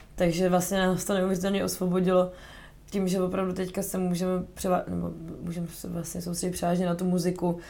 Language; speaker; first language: Czech; native; Czech